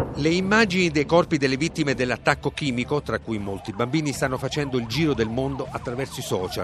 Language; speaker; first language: Italian; native; Italian